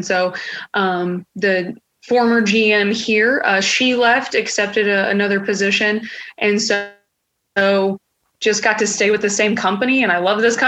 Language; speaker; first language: English; native; English